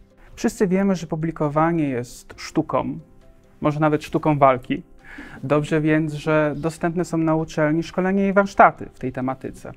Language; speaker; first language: Polish; native; Polish